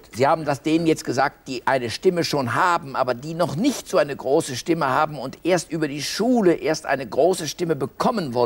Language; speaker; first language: German; native; German